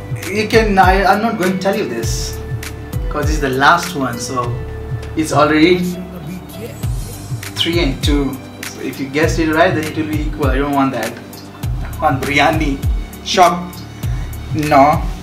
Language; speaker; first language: English; non-native, local second language; Hindi